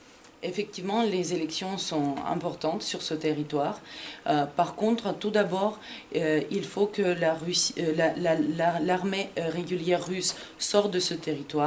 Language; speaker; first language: French; non-native, fluent; Ukrainian